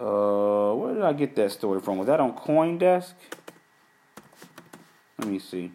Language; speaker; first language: English; native; English